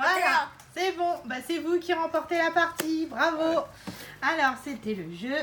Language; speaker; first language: French; native; French